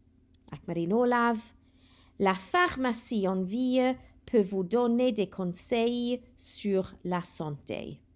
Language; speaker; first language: French; non-native, fluent; Welsh